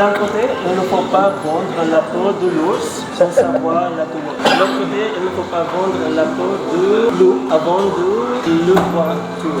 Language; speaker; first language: French; non-native, fluent; Filipino